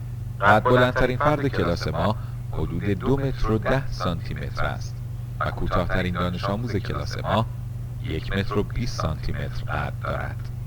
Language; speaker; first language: Persian; non-native, fluent; Urdu